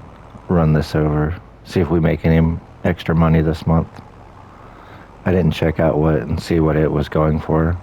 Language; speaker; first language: English; native; English